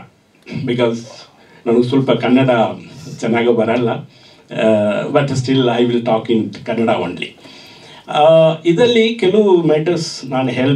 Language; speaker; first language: Kannada; non-native, learner; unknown